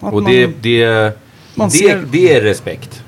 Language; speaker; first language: Swedish; native; Swedish